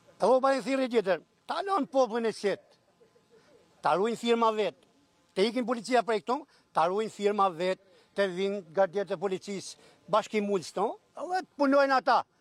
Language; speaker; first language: Albanian; native; Albanian